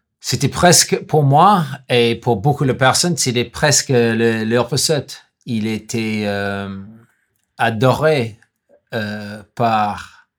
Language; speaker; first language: French; non-native, learner; English